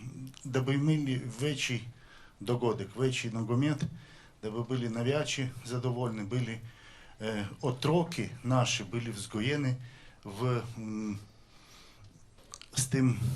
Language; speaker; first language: Slovenian; non-native, learner; Russian